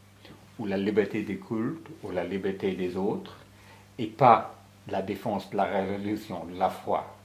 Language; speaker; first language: French; non-native, fluent; English